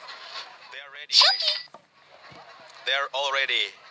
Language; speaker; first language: English; non-native, fluent; Indonesian